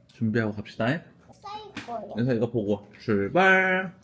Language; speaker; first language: Korean; native; Korean